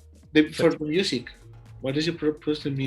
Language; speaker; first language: English; non-native, learner; Spanish